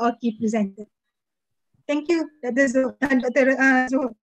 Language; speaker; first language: English; non-native, fluent; Malay